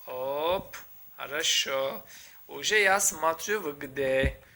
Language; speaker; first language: Russian; non-native, learner; Turkish